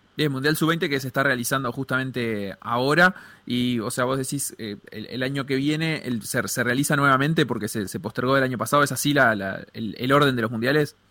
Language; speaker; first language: Spanish; native; Spanish